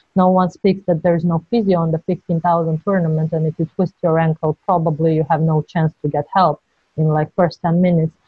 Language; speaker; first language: English; non-native, fluent; Georgian